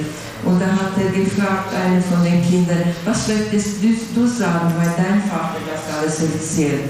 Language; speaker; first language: German; non-native, fluent; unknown